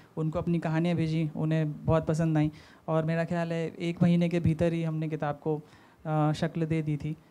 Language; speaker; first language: Hindi; native; Hindi